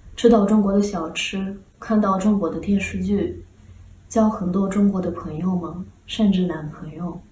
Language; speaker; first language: Chinese; non-native, fluent; Ukrainian